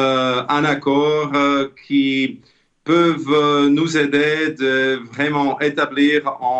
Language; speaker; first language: French; non-native, fluent; Slovak